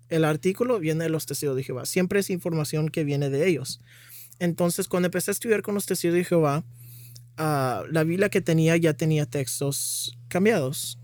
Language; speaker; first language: Spanish; early bilingual, heritage; Spanish